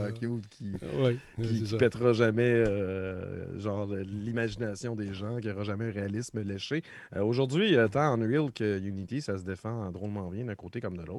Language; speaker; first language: French; native; French